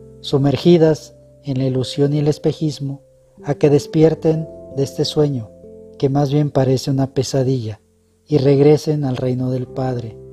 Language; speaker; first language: Spanish; native; Spanish